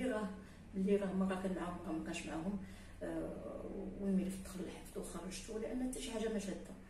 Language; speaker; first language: Arabic; native; Arabic